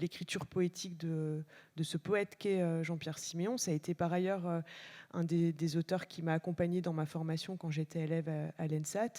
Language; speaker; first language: French; native; French